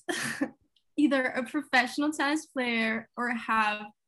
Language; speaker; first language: English; non-native, fluent; French